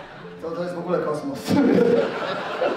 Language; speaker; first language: Polish; native; Polish